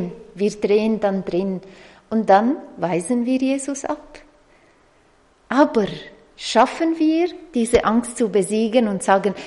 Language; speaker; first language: German; non-native, fluent; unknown